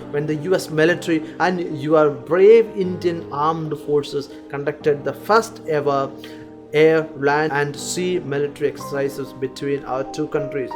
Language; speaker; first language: English; non-native, local second language; Malayalam